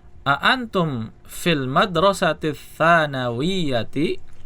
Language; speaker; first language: Arabic; non-native, fluent; Indonesian